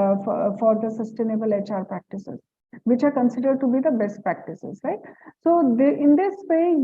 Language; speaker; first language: English; non-native, local second language; Hindi